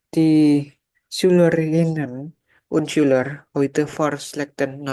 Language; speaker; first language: German; non-native, learner; Indonesian